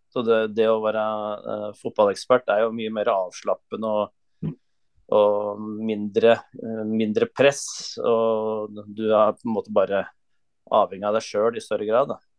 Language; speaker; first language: Norwegian; native; Norwegian